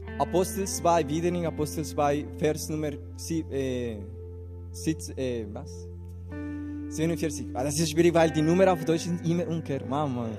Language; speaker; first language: German; non-native, learner; Spanish